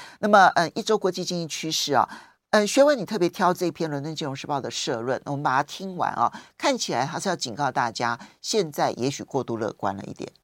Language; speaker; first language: Chinese; native; Chinese